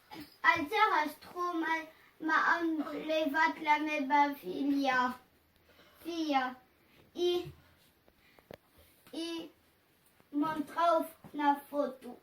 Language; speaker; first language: Catalan; non-native, local second language; French